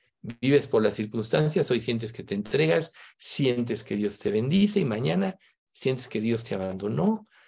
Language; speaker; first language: Spanish; native; Spanish